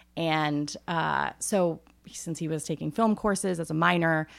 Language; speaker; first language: English; native; English